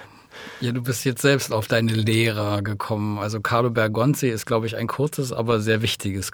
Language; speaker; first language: German; native; German